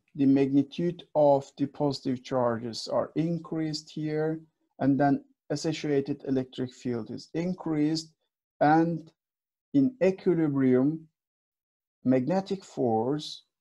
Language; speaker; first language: English; non-native, fluent; Turkish